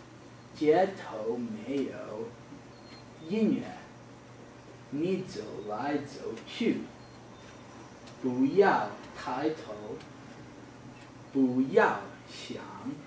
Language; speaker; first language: Chinese; non-native, learner; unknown